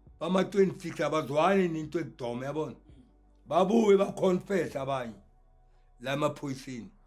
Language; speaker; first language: Zulu; native; Zulu